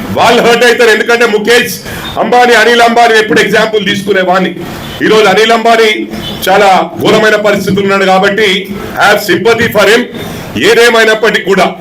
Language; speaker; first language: Telugu; non-native, local second language; Tamil